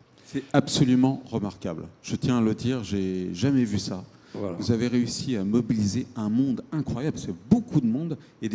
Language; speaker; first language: French; native; French